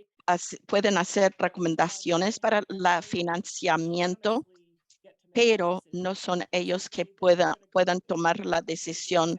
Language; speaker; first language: Spanish; non-native, fluent; English